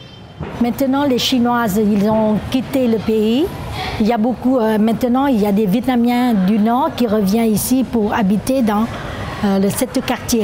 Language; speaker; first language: French; non-native, learner; Vietnamese